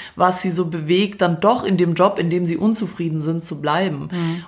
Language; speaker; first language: German; non-native, fluent; Croatian